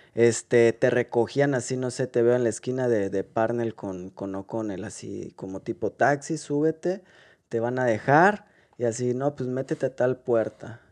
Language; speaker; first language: Spanish; native; Spanish